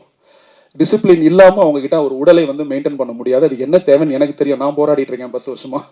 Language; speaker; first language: Tamil; native; Tamil